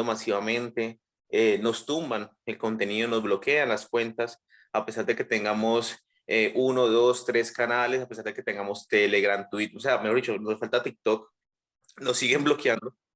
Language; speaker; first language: Spanish; native; Spanish